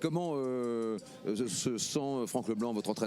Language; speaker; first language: French; native; French